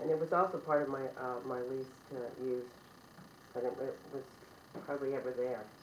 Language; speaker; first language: English; native; English